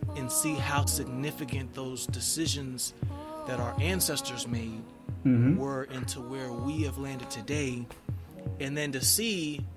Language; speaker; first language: English; native; English